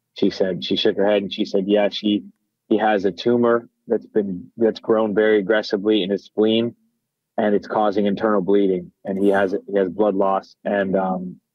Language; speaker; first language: English; native; English